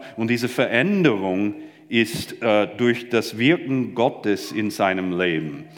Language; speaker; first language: German; non-native, fluent; English